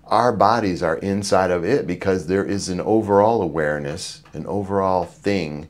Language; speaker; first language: English; native; English